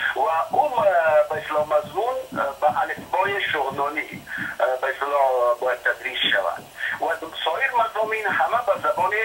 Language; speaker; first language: Persian; non-native, local second language; Shughni